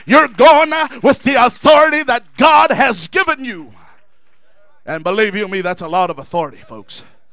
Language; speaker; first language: English; early bilingual, other home language; Spanish